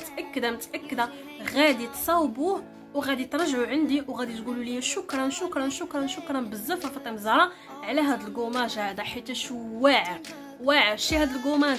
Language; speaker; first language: Arabic; native; Arabic